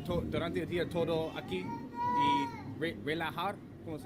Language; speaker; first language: Spanish; non-native, learner; English